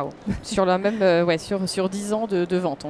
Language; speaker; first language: French; native; French